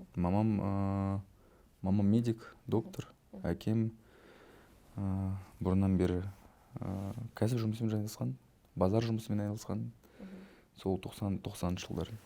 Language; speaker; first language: Kazakh; native; Kazakh